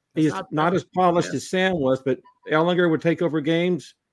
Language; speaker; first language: English; native; English